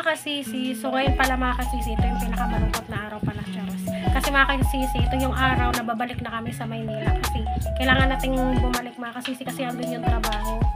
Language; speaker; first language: Filipino; non-native, local second language; Cebuano